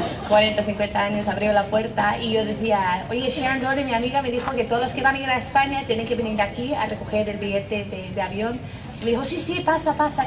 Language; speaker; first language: Spanish; non-native, fluent; English